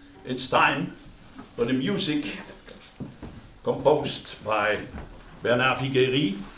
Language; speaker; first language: English; non-native, fluent; Dutch